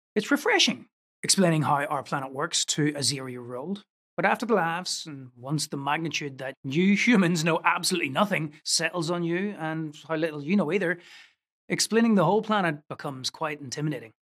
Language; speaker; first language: English; native; English